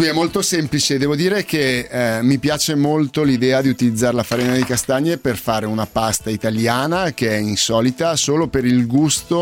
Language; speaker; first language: Italian; native; Italian